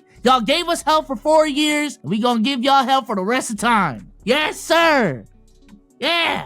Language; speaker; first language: English; native; English